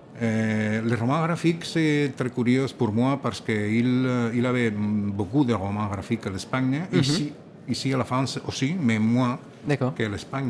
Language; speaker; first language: French; non-native, learner; Catalan